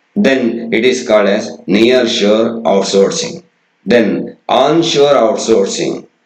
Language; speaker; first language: English; non-native, local second language; Kannada